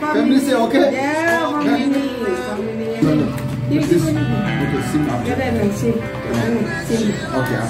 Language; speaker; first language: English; non-native, learner; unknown